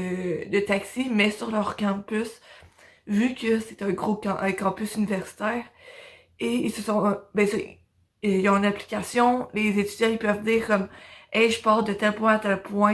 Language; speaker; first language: French; native; French